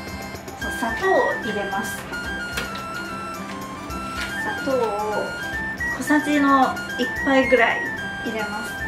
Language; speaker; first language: Japanese; non-native, fluent; Chinese